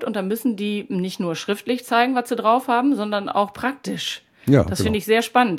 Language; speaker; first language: German; native; German